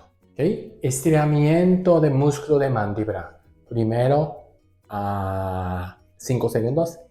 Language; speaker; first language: Spanish; non-native, learner; Japanese